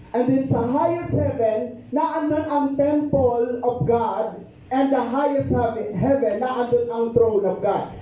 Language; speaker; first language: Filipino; non-native, local second language; Pampanga